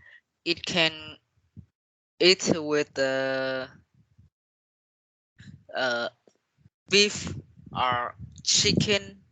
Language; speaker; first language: English; non-native, learner; Vietnamese